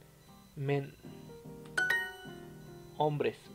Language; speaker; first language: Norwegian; non-native, learner; Spanish